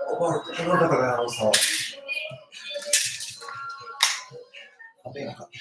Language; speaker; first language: Japanese; native; Japanese